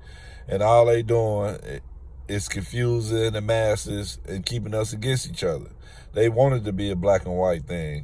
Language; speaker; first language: English; native; English